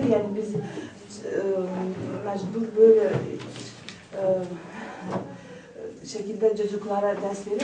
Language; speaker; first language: Turkish; non-native, learner; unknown